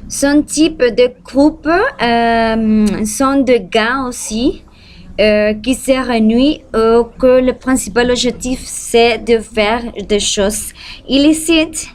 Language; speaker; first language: French; non-native, learner; Spanish